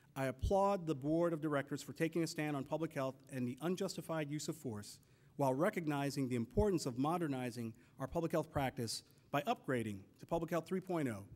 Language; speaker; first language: English; native; English